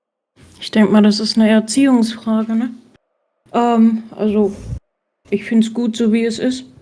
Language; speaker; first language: German; native; German